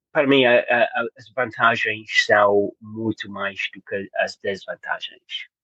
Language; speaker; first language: Portuguese; non-native, learner; English